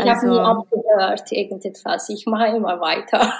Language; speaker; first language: German; non-native, learner; Mongolian